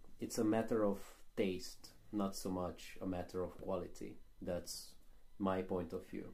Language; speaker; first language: English; non-native, fluent; Hungarian